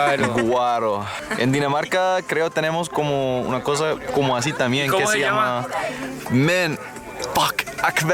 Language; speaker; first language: Spanish; non-native, learner; Danish